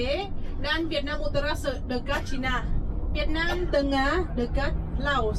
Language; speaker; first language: Indonesian; non-native, fluent; Vietnamese